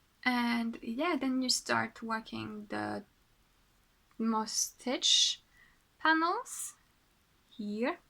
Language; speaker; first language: English; non-native, fluent; French